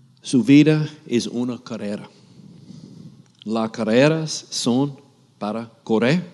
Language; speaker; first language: Spanish; non-native, learner; English